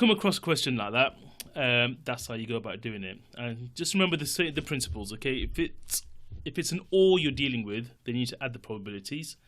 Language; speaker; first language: English; native; English